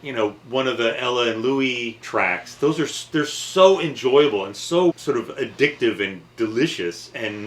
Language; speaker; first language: English; native; English